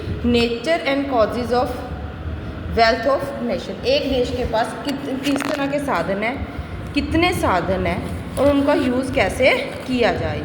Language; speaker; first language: Hindi; native; Hindi